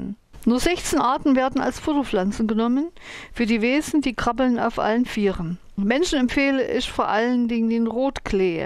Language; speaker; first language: German; native; German